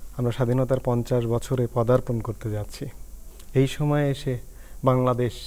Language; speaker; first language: Bangla; native; Bangla